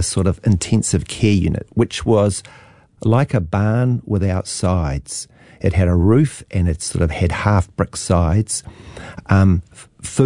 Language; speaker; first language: English; native; English